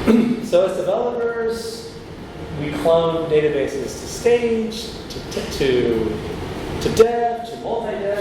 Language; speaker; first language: English; native; English